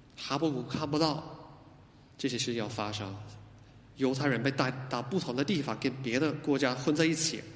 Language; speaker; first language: Chinese; non-native, fluent; English